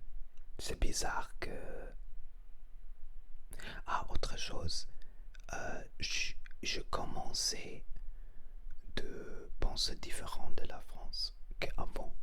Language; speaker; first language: French; non-native, learner; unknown